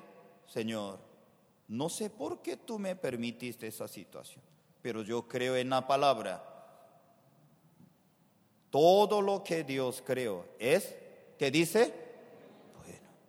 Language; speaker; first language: Spanish; non-native, fluent; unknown